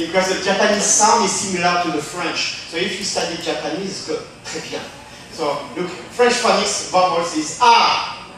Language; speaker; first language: English; non-native, fluent; French